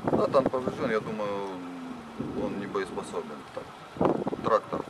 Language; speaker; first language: Russian; native; Russian